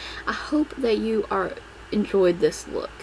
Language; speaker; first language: English; native; English